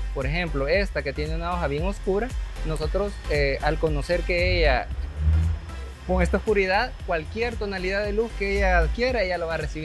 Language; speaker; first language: Spanish; native; Spanish